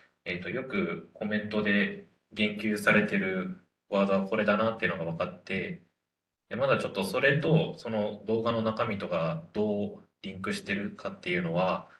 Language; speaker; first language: Japanese; native; Japanese